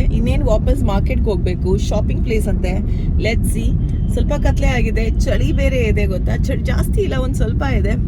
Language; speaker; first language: Kannada; native; Kannada